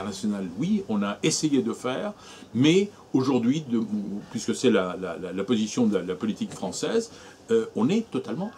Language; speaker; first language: French; native; French